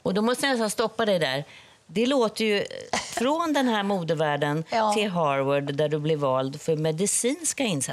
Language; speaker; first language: Swedish; native; Swedish